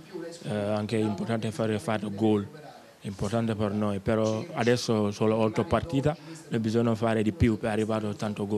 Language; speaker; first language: Italian; non-native, learner; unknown